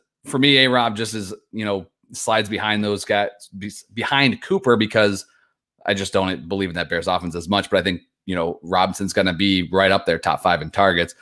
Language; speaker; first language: English; native; English